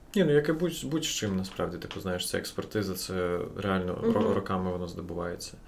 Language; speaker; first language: Ukrainian; non-native, local second language; Russian